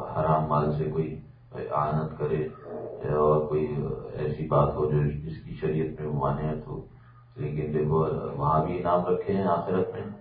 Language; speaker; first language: Urdu; native; Urdu